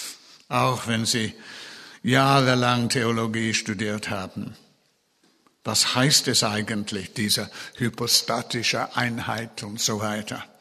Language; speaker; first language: German; non-native, fluent; English